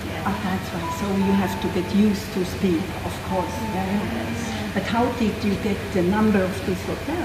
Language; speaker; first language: English; non-native, fluent; French